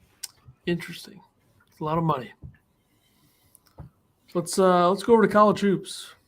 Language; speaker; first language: English; native; English